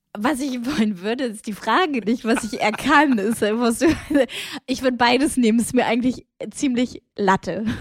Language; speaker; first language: German; early bilingual, other home language; Greek